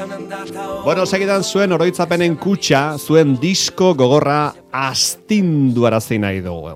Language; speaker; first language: Basque; native; Basque